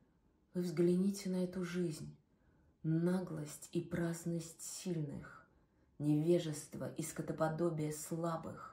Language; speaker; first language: Russian; native; Russian